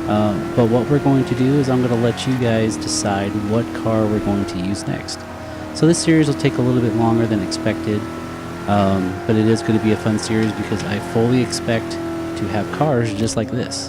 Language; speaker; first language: English; native; English